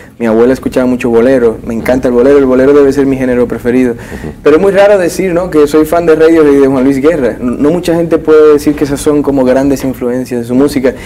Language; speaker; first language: Spanish; native; Spanish